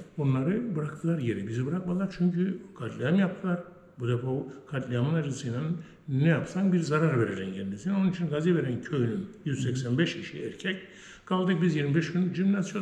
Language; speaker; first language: Turkish; native; Turkish